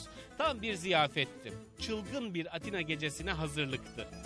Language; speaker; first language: Turkish; native; Turkish